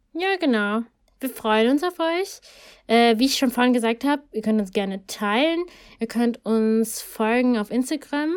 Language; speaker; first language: German; early bilingual, other home language; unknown